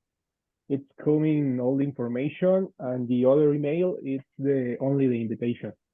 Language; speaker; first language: English; non-native, fluent; Spanish